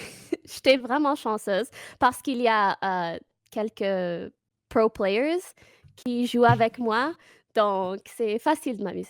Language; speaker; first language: French; non-native, fluent; English